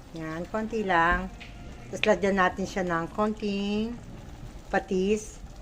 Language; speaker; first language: Filipino; non-native, local second language; Pampanga